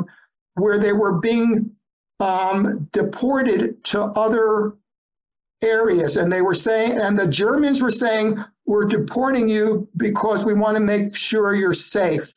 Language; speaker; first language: English; early bilingual, other home language; Yiddish